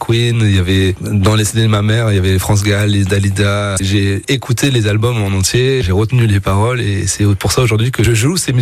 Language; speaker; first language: French; native; French